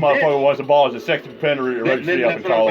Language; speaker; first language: English; native; English